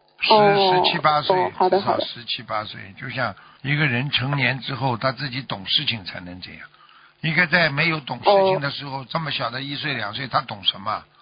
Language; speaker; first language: Chinese; native; Chinese